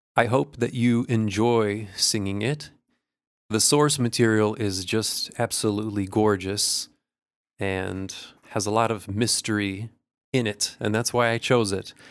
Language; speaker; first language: English; early bilingual, other home language; Lithuanian